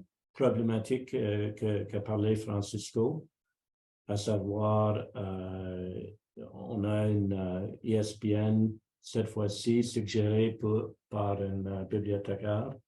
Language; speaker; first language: French; non-native, local second language; English